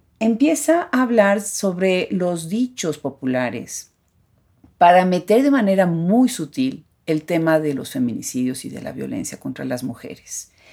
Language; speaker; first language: Spanish; native; Spanish